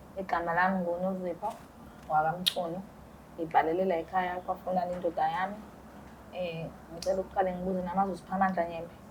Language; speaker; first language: Zulu; native; Zulu